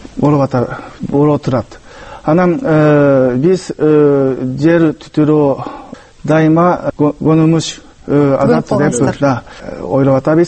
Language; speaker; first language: Kyrgyz; non-native, learner; Japanese